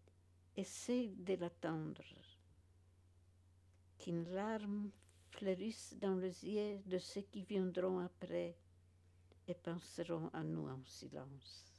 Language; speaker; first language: French; non-native, fluent; Polish